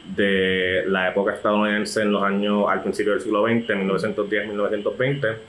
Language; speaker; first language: Spanish; native; Spanish